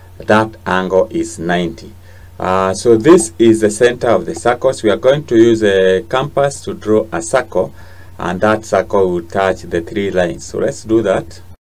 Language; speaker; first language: English; non-native, local second language; Swahili